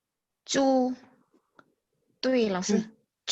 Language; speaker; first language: Chinese; non-native, learner; Indonesian